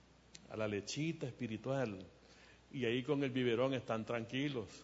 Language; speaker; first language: Spanish; native; Spanish